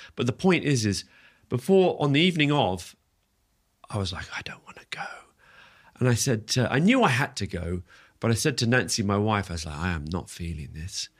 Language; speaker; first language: English; native; English